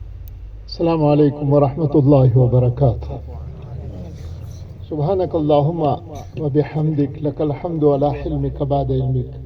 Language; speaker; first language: Arabic; non-native, fluent; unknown